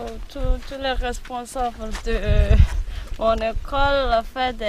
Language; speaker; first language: French; non-native, local second language; Malagasy